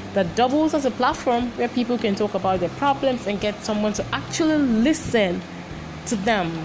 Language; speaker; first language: English; non-native, local second language; Igbo